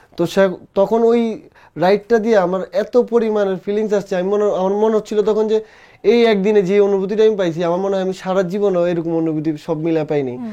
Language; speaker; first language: Bangla; native; Bangla